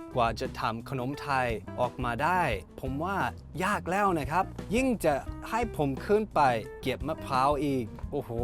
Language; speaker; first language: Thai; non-native, fluent; English